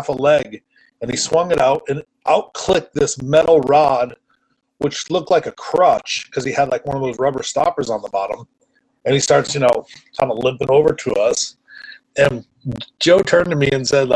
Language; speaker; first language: English; native; English